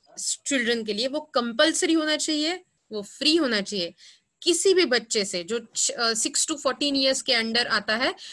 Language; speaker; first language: Hindi; non-native, local second language; Marathi